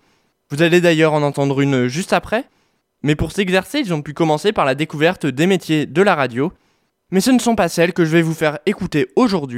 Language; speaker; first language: French; native; French